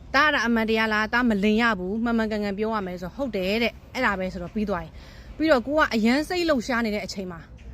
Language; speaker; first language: Burmese; native; Burmese